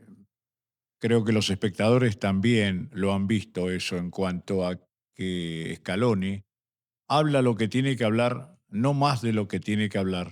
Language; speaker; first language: Spanish; native; Spanish